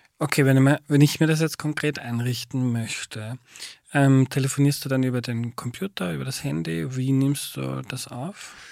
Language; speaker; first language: German; native; German